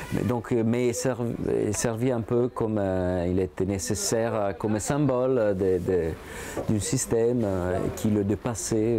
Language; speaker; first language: French; non-native, fluent; Italian